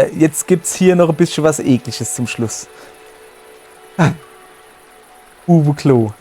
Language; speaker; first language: German; native; German